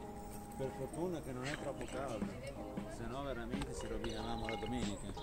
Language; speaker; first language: Italian; native; Italian